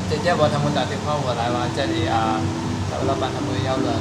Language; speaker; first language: Chinese; non-native, learner; Lao